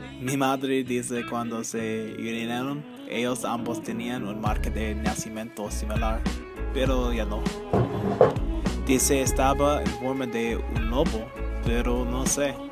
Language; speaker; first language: Spanish; early bilingual, heritage; Spanish